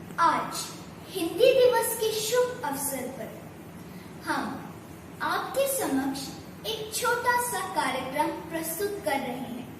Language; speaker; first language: Hindi; native; Hindi